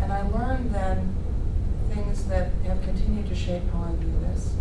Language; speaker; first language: English; native; English